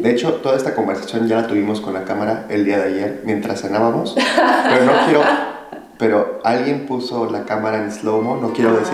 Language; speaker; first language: Spanish; native; Spanish